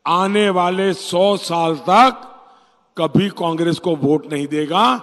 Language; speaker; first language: Hindi; non-native, local second language; Gujarati